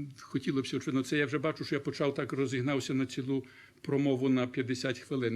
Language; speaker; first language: Ukrainian; early bilingual, heritage; Ukrainian